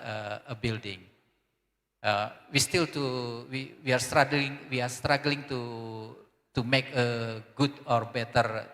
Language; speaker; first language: English; non-native, learner; Indonesian